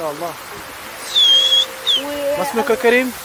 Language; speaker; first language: Arabic; non-native, learner; English